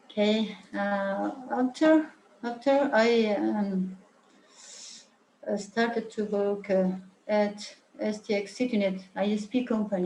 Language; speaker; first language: English; non-native, learner; Mongolian